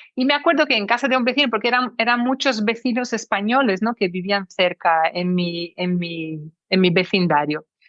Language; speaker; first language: Spanish; early bilingual, heritage; Portuguese